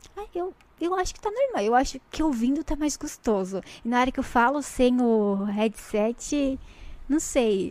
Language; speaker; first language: Portuguese; native; Portuguese